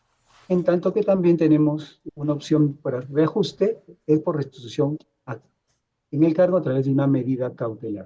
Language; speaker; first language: Spanish; native; Spanish